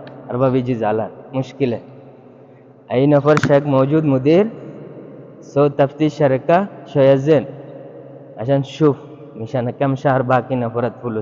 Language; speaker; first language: Arabic; non-native, learner; Bangla